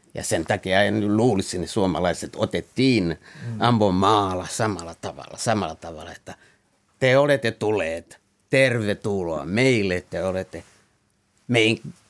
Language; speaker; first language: Finnish; non-native, fluent; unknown